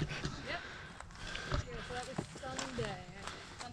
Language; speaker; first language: English; native; English